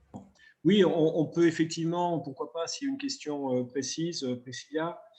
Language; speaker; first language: French; native; French